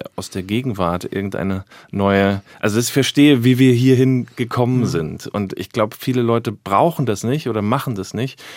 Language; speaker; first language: German; native; German